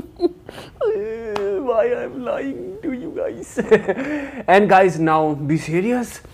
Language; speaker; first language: English; non-native, local second language; Hindi